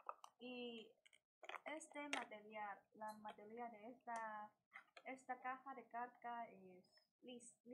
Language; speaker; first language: Spanish; non-native, learner; Chinese